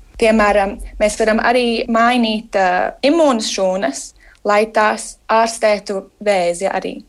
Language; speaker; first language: Latvian; early bilingual, heritage; Latvian